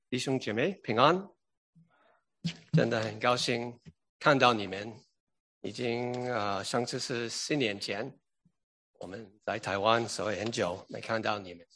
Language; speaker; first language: Chinese; early bilingual, heritage; English